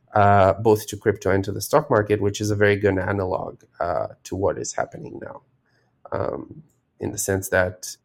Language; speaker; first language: English; non-native, fluent; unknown